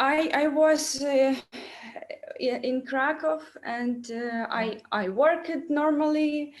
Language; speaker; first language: English; non-native, learner; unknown